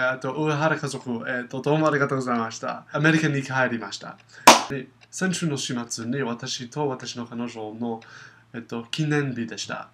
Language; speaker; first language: Japanese; non-native, learner; English